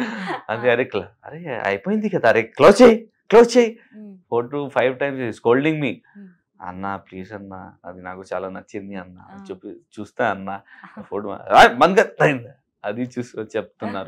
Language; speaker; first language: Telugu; non-native, local second language; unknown